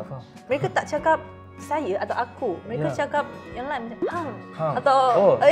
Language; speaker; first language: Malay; non-native, fluent; Chinese